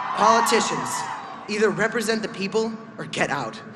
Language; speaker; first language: English; native; English